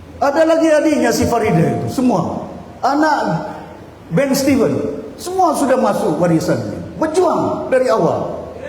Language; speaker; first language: Malay; native; Malay